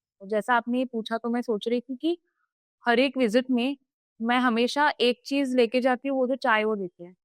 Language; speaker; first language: Hindi; non-native, local second language; Marathi